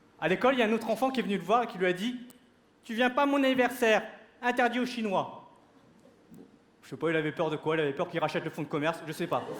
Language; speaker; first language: French; early bilingual, other home language; Vietnamese